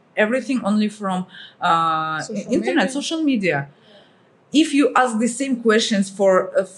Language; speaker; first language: English; non-native, fluent; Russian